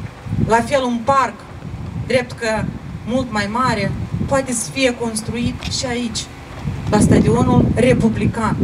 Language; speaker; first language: Romanian; non-native, local second language; Russian